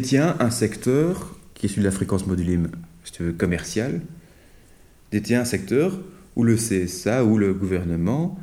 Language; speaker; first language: French; native; French